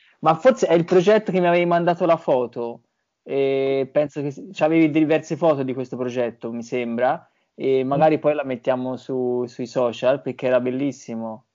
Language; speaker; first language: Italian; native; Italian